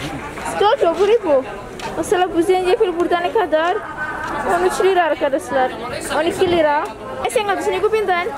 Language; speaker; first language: Turkish; non-native, learner; Javanese